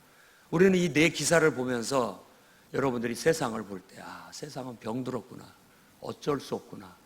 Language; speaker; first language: Korean; native; Korean